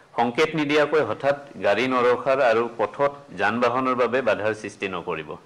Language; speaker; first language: Assamese; native; Assamese